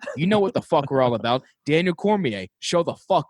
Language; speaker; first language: English; native; English